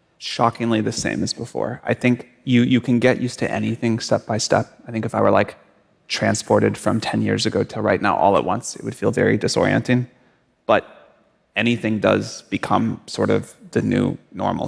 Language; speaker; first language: English; native; English